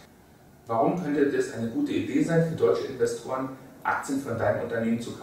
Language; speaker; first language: German; native; German